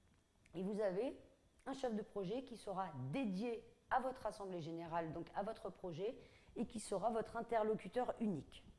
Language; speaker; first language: French; native; French